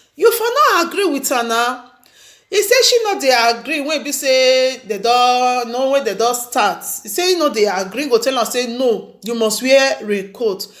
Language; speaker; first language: Nigerian Pidgin; non-native, local second language; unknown